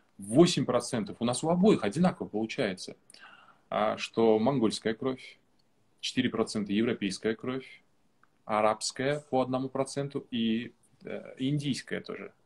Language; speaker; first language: Russian; non-native, local second language; Uzbek